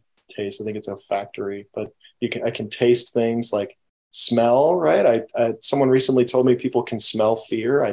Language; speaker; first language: English; native; English